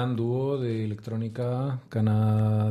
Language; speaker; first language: Spanish; native; Spanish